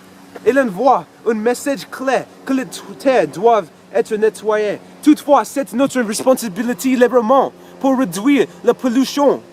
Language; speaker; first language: French; non-native, learner; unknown